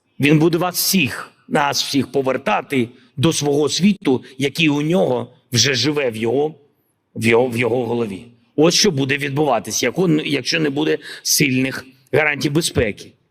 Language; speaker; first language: Ukrainian; non-native, local second language; Russian